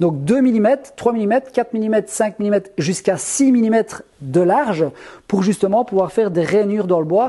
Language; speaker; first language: French; native; French